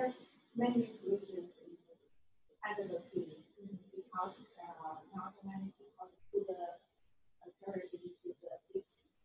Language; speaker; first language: English; non-native, learner; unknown